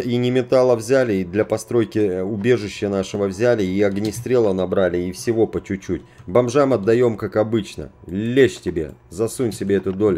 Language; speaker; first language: Russian; native; Russian